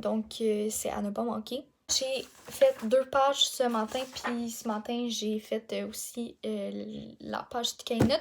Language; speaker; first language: French; native; French